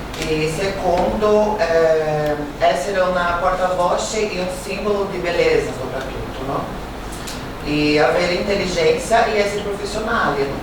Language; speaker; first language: Italian; non-native, fluent; Portuguese